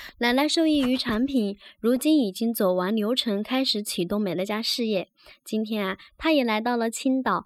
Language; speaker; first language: Chinese; native; Chinese